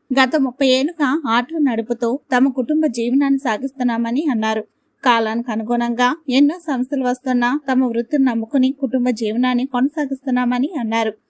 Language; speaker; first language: Telugu; native; Telugu